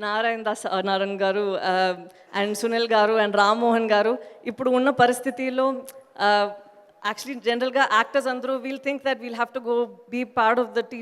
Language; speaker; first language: Telugu; non-native, fluent; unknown